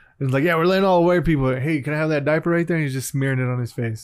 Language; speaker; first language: English; early bilingual, other home language; Spanish